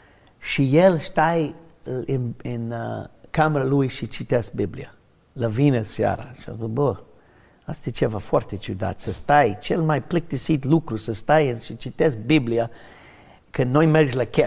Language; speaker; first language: Romanian; non-native, fluent; English